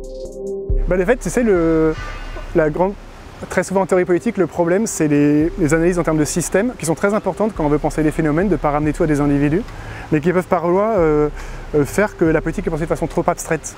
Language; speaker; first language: French; native; French